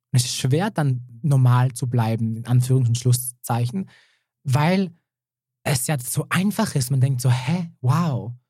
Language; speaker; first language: German; early bilingual, other home language; Serbian